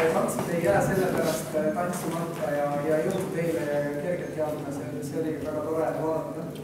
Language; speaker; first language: Estonian; native; Estonian